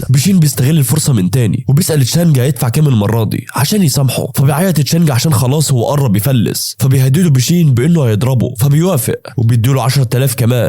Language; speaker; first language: Arabic; native; Arabic